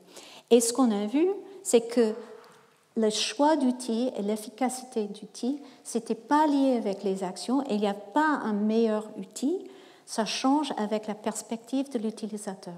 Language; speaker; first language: French; non-native, fluent; English